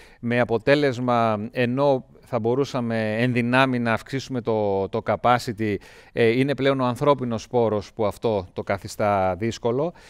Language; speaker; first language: Greek; native; Greek